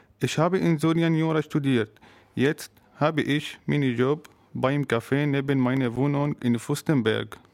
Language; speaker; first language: German; non-native, learner; Arabic